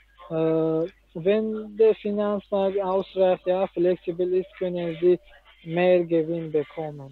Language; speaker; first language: German; non-native, learner; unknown